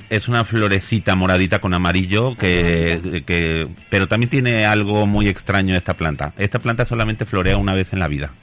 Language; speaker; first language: Spanish; native; Spanish